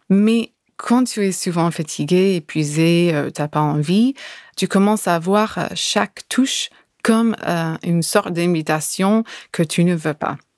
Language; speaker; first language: French; non-native, fluent; English